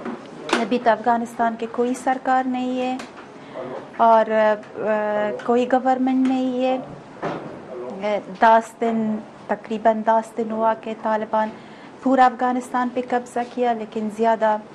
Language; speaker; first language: Hindi; non-native, fluent; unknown